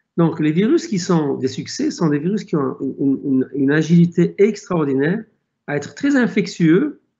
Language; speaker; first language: French; non-native, local second language; Arabic